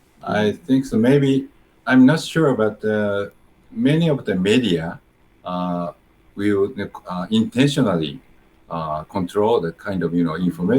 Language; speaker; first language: English; non-native, learner; Japanese